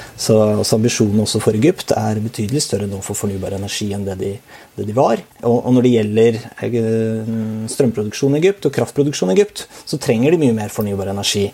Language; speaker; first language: Norwegian; native; Norwegian